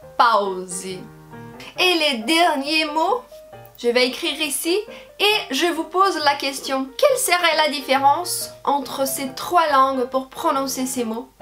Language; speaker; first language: French; non-native, fluent; Portuguese